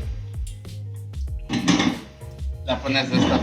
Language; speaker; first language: Spanish; native; Spanish